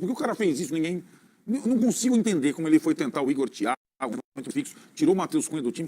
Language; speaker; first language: Portuguese; native; Portuguese